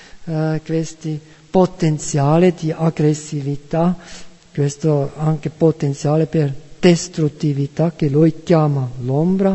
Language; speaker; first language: Italian; non-native, fluent; German